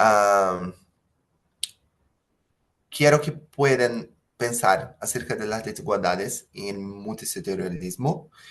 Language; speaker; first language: Spanish; non-native, fluent; Portuguese